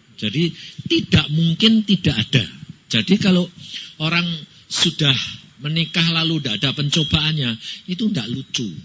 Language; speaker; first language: Indonesian; native; Indonesian